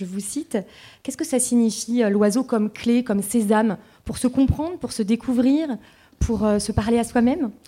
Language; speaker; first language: French; native; French